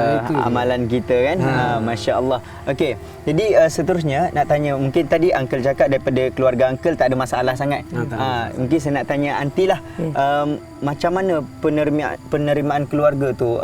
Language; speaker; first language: Malay; native; Malay